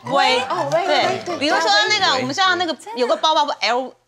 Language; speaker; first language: Chinese; native; Chinese